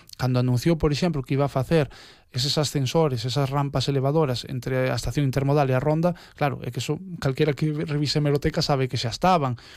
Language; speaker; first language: Galician; native; Galician